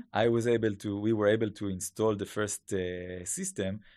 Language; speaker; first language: English; non-native, fluent; Hebrew